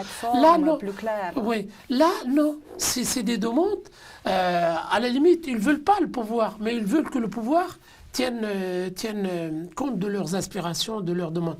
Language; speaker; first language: French; non-native, local second language; Arabic